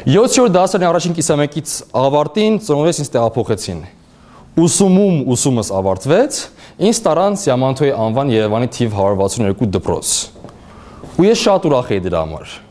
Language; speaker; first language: Armenian; early bilingual, heritage; Armenian